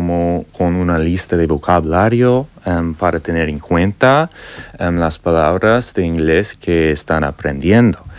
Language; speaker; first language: Spanish; non-native, learner; English